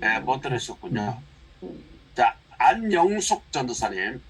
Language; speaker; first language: Korean; native; Korean